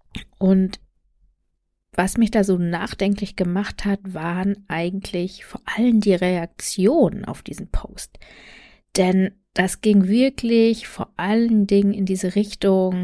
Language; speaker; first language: German; native; German